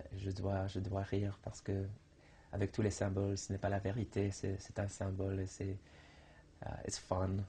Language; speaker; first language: French; non-native, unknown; English